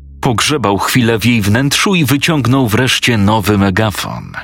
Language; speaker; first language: Polish; native; Polish